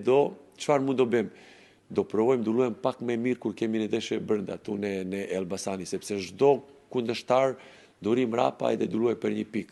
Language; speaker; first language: Albanian; non-native, learner; Serbian